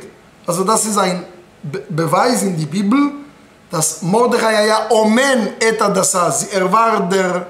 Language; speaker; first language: German; non-native, fluent; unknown